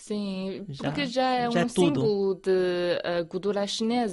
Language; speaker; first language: Portuguese; non-native, fluent; Chinese